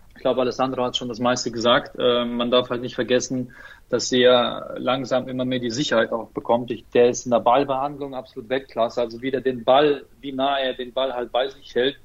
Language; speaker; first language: German; early bilingual, other home language; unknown